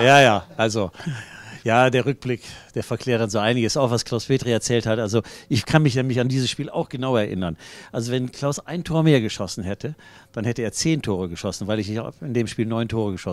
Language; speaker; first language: German; native; German